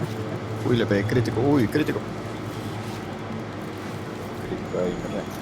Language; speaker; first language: Spanish; native; Spanish